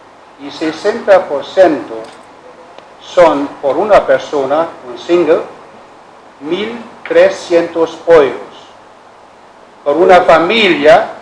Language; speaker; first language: Spanish; non-native, learner; German